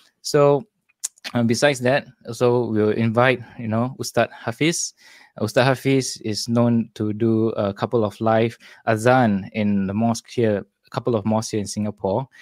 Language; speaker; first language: English; non-native, local second language; Malay